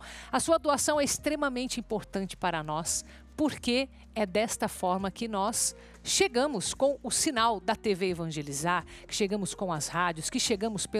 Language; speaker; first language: Portuguese; native; Portuguese